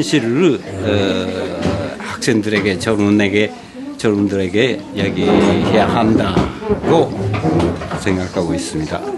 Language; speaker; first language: Korean; non-native, fluent; Japanese